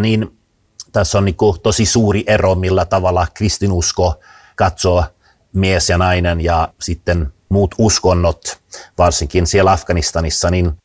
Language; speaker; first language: Finnish; early bilingual, heritage; Finnish